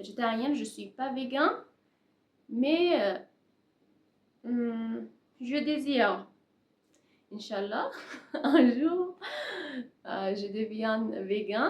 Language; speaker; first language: French; non-native, learner; Persian